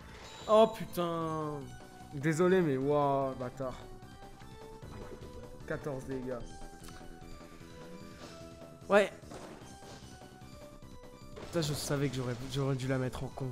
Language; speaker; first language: French; native; French